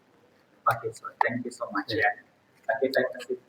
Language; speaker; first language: English; non-native, fluent; Indonesian